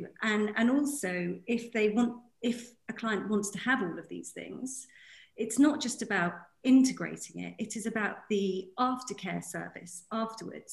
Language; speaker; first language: English; native; English